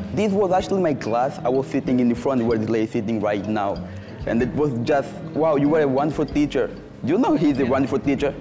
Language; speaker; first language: English; non-native, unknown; Portuguese